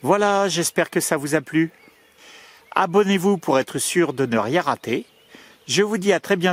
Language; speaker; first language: French; native; French